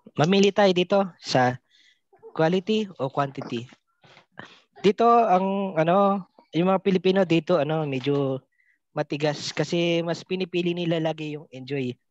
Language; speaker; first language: Filipino; non-native, local second language; Cebuano